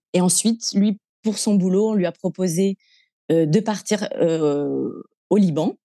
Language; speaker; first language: French; native; French